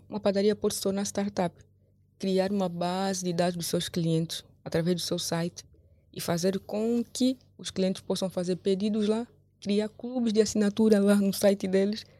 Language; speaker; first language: Portuguese; native; Portuguese